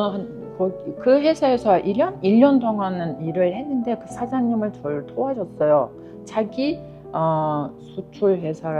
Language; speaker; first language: Korean; non-native, fluent; Kyrgyz